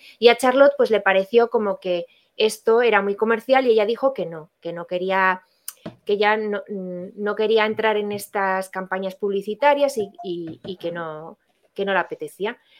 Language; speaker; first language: Spanish; native; Spanish